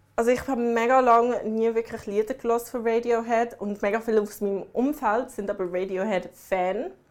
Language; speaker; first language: German; early bilingual, other home language; English